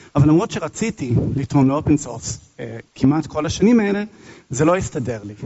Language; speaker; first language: Hebrew; non-native, fluent; English